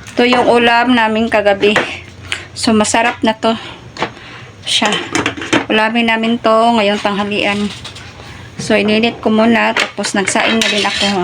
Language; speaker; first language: Filipino; non-native, local second language; Cebuano